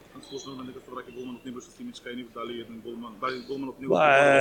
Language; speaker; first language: Macedonian; native; Macedonian